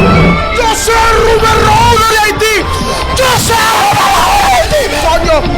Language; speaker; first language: Spanish; non-native, learner; Haitian Creole